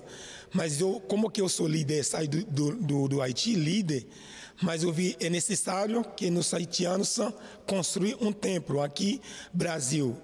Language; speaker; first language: Portuguese; non-native, learner; Haitian Creole